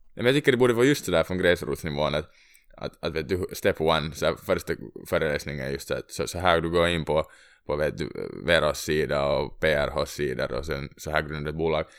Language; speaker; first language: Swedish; native; Swedish